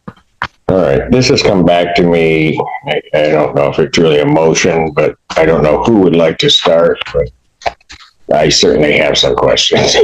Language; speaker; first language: English; native; English